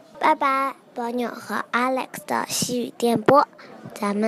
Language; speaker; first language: Spanish; non-native, fluent; Chinese